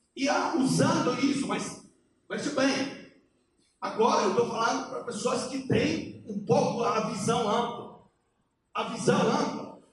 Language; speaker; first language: Portuguese; non-native, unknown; Polish